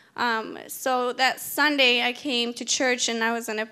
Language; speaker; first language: English; native; English